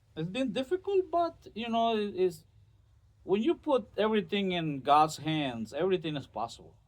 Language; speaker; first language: English; non-native, fluent; Spanish